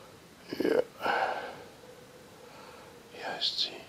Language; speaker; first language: German; non-native, learner; English